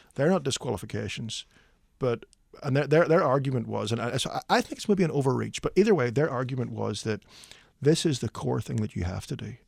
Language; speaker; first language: English; native; English